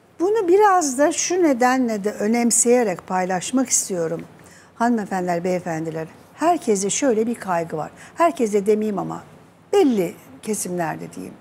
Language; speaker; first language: Turkish; native; Turkish